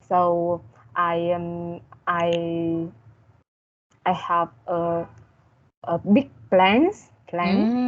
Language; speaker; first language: English; non-native, learner; Vietnamese